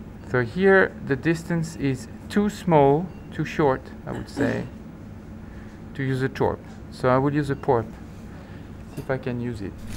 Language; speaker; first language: English; non-native, fluent; French